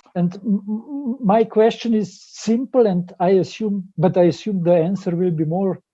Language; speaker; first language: English; non-native, fluent; Slovenian